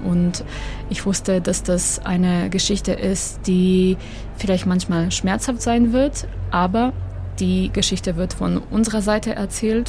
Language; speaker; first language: German; non-native, fluent; Croatian